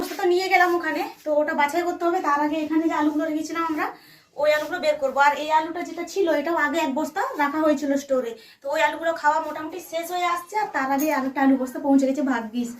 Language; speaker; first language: Bangla; native; Bangla